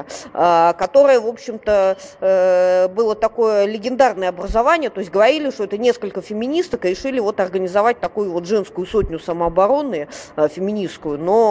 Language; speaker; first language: Russian; native; Russian